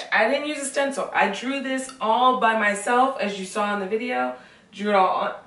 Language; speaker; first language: English; native; English